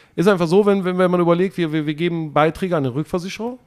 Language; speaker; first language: German; native; German